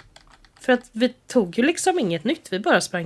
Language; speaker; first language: Swedish; native; Swedish